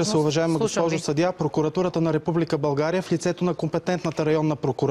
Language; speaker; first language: Bulgarian; native; Bulgarian